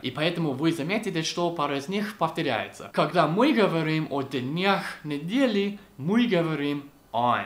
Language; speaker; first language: Russian; non-native, fluent; English